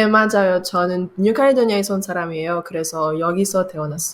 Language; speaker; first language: Korean; non-native, learner; French